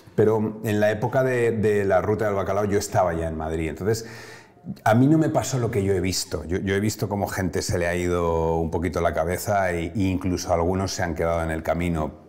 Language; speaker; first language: Spanish; native; Spanish